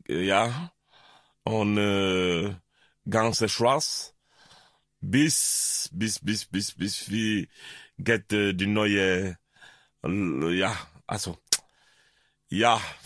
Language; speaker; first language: German; non-native, learner; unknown